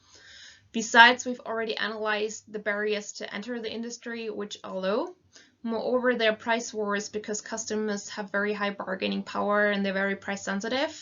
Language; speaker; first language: English; non-native, fluent; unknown